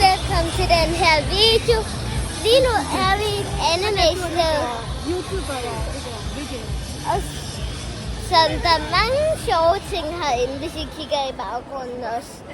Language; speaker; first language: Danish; early bilingual, heritage; Danish